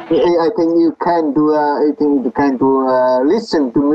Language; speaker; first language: English; non-native, learner; Vietnamese